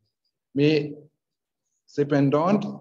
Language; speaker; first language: French; non-native, learner; Spanish